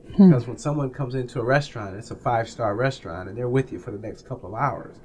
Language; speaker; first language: English; native; English